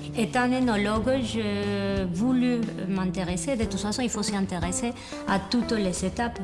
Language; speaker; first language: French; non-native, fluent; Spanish